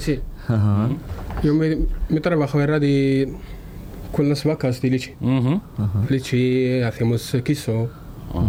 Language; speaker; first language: Spanish; non-native, learner; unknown